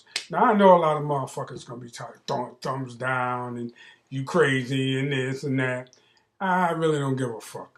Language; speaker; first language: English; native; English